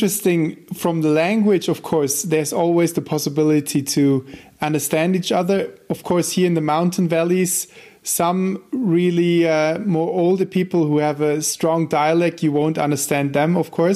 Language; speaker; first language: English; non-native, fluent; German